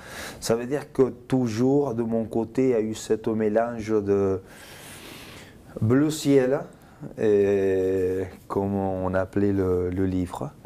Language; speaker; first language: French; non-native, fluent; Spanish